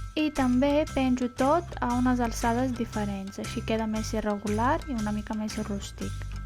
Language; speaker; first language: Catalan; non-native, local second language; Spanish